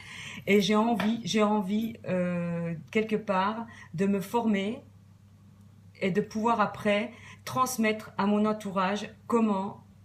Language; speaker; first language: French; native; French